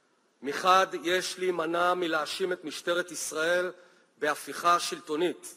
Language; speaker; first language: Hebrew; native; Hebrew